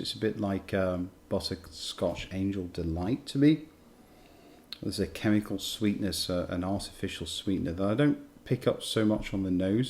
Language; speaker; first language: English; native; English